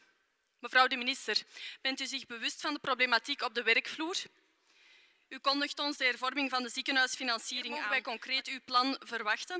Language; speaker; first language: Dutch; native; Dutch